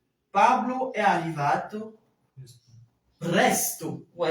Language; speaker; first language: Italian; non-native, fluent; French